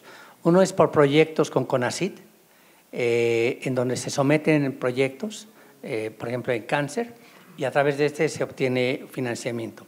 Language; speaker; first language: Spanish; native; Spanish